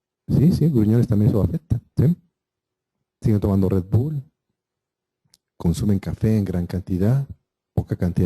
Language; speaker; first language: Spanish; native; Spanish